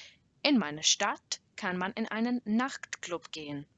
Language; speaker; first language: German; non-native, learner; English